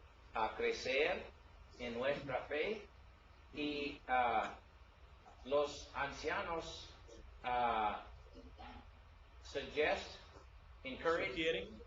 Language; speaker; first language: Spanish; non-native, learner; English